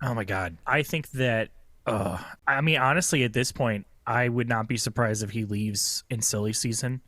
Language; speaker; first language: English; native; English